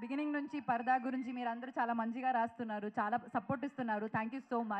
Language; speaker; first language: Telugu; non-native, fluent; Malayalam